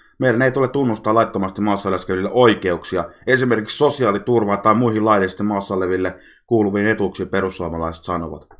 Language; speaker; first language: Finnish; native; Finnish